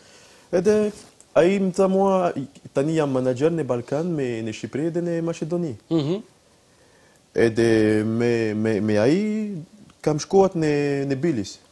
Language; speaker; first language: Albanian; non-native, learner; French